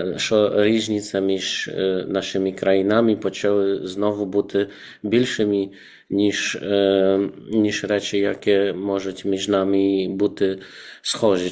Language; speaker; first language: Ukrainian; non-native, fluent; Polish